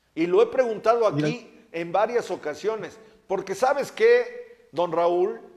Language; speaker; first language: Spanish; native; Spanish